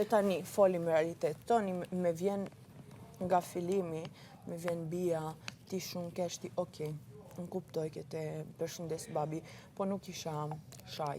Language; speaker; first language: Albanian; early bilingual, heritage; Italian